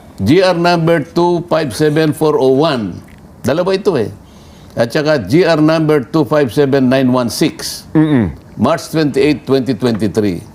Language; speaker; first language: Filipino; non-native, local second language; Pampanga